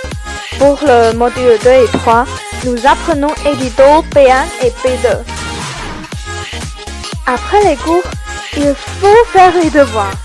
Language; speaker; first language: French; non-native, learner; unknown